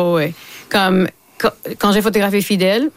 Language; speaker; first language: French; non-native, local second language; English